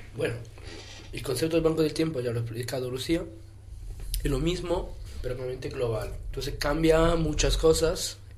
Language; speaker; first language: Spanish; non-native, fluent; German